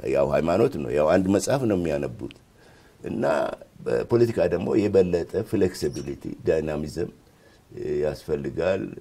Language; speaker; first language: Amharic; non-native, local second language; Oromo